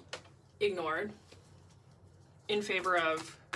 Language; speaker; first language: English; native; English